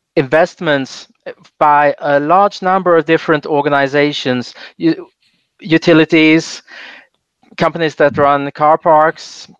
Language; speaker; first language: English; non-native, fluent; Swedish